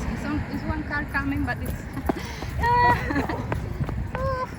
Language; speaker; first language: English; non-native, fluent; Spanish